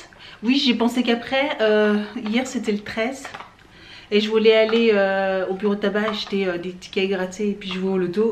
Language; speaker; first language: French; native; French